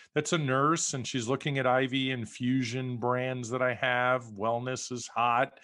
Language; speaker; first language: English; native; English